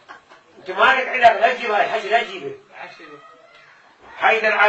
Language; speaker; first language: Arabic; native; Arabic